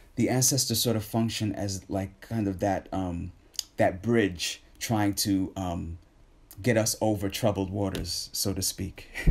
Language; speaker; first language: English; native; English